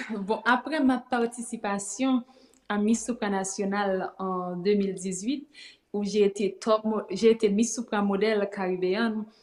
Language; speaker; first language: French; native; French